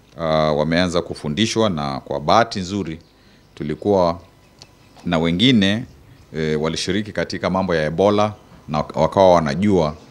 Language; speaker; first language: Swahili; non-native, local second language; Kamba